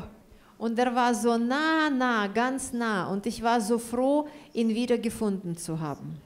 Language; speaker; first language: German; non-native, fluent; Russian